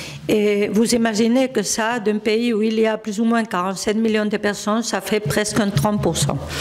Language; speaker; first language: French; non-native, fluent; Spanish